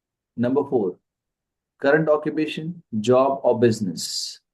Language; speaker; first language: English; non-native, local second language; Marathi